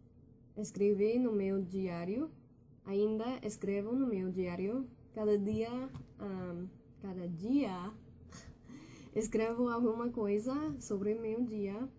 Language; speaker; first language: Portuguese; non-native, learner; English